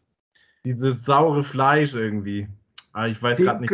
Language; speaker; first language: German; native; German